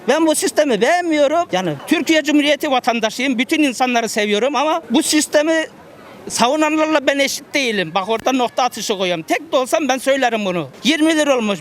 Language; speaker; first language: Turkish; native; Turkish